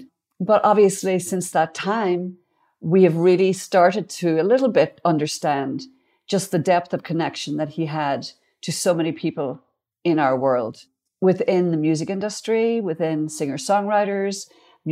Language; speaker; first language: English; native; English